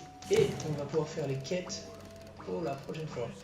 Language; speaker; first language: French; native; French